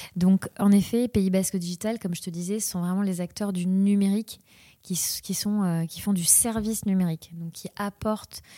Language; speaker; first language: French; native; French